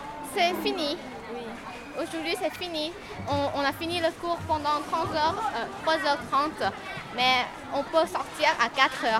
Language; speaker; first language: French; non-native, learner; Lao